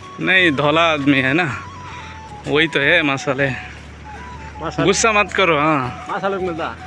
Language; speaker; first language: Hindi; non-native, learner; Bangla